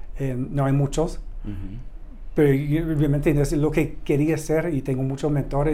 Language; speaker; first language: Spanish; non-native, learner; English